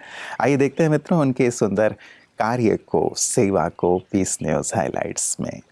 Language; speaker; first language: Hindi; native; Hindi